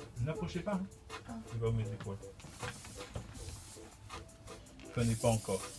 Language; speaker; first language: French; native; French